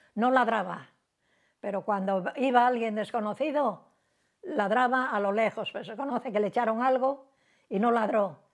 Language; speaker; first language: Spanish; native; Spanish